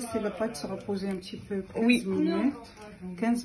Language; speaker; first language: French; non-native, local second language; Arabic